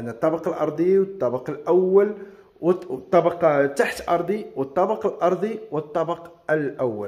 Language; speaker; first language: Arabic; native; Arabic